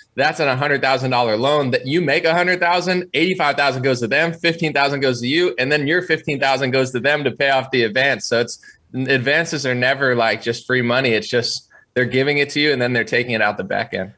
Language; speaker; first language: English; native; English